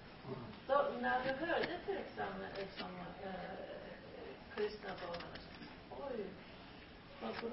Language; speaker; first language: Swedish; non-native, learner; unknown